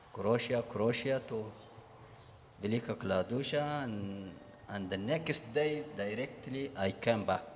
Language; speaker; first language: English; non-native, learner; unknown